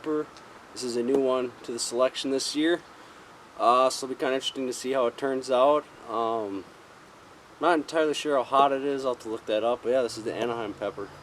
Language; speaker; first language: English; native; English